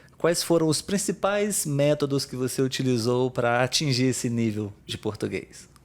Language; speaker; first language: Portuguese; native; Portuguese